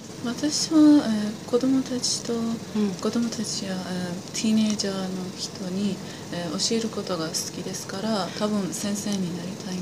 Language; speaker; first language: Japanese; non-native, learner; Persian